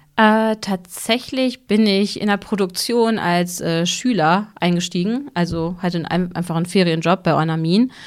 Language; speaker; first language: German; native; German